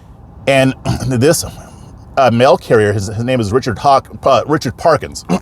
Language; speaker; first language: English; native; English